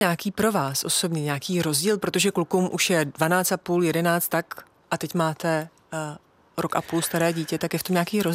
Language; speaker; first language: Czech; native; Czech